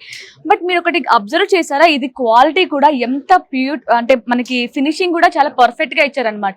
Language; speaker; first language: Telugu; native; Telugu